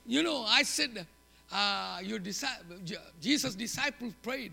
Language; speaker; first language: English; non-native, local second language; Malayalam